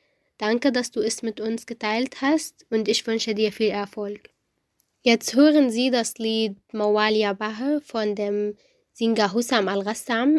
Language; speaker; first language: German; non-native, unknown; Arabic